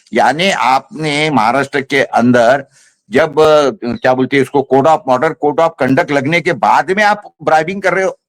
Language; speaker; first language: Hindi; non-native, local second language; Marathi